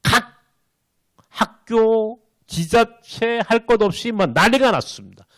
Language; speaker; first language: Korean; native; Korean